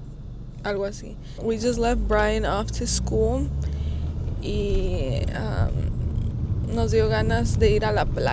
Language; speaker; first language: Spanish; early bilingual, heritage; English